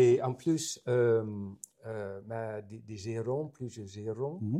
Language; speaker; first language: French; non-native, fluent; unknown